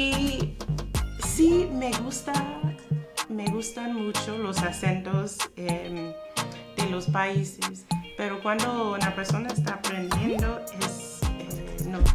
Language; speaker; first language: Spanish; non-native, fluent; English